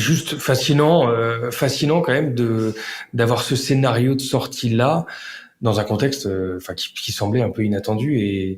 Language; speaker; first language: French; native; French